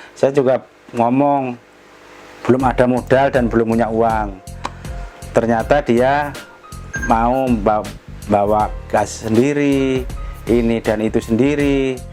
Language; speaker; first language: Indonesian; non-native, local second language; Javanese